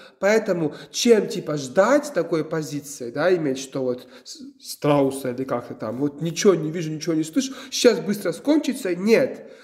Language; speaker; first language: Russian; non-native, local second language; Georgian